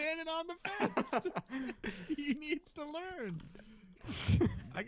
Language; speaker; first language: English; native; English